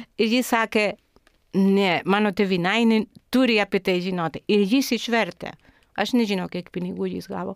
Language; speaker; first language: Lithuanian; non-native, fluent; Spanish